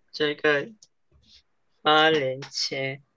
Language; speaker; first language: Chinese; early bilingual, heritage; Chinese